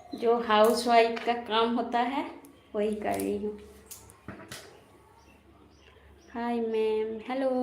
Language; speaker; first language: Hindi; non-native, local second language; Bangla